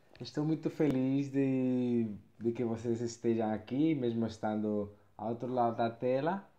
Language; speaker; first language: Portuguese; non-native, fluent; Spanish